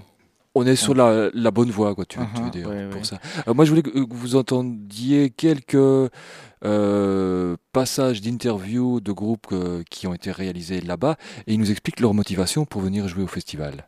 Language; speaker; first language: French; native; French